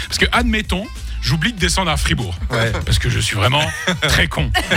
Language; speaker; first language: French; native; French